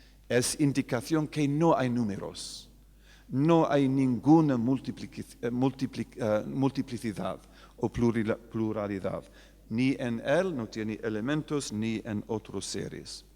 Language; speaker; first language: Spanish; non-native, fluent; English